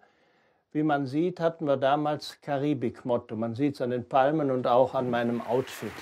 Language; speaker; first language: German; native; German